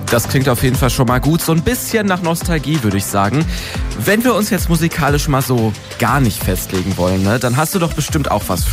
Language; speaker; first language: German; native; German